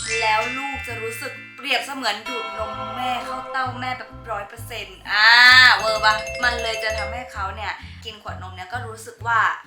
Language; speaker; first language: Thai; native; Thai